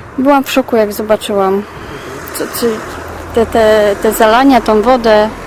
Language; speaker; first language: Polish; native; Polish